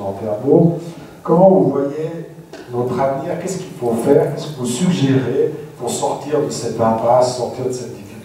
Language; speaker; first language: French; native; French